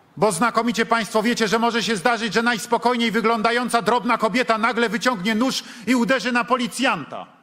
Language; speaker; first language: Polish; native; Polish